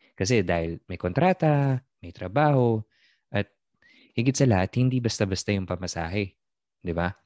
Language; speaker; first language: Filipino; native; Filipino